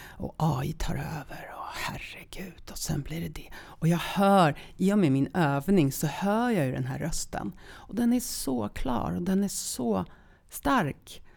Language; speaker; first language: Swedish; early bilingual, other home language; Polish